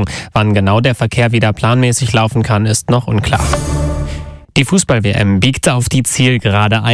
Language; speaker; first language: German; native; German